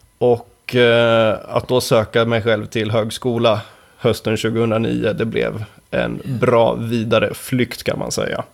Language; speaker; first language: Swedish; native; Swedish